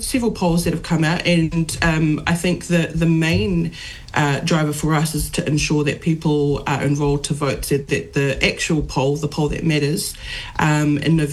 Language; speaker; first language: English; native; English